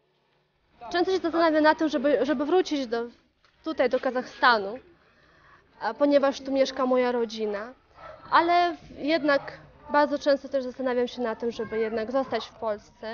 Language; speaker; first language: Polish; early bilingual, heritage; Polish